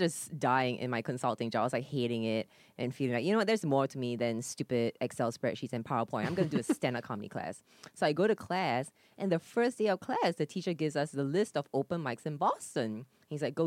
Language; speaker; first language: English; native; English